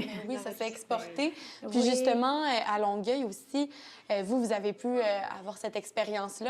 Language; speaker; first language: French; native; French